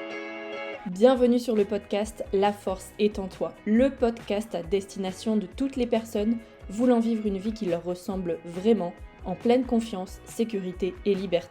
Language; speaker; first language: French; native; French